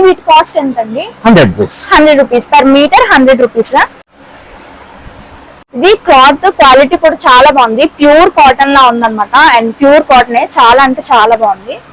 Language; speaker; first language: Telugu; native; Telugu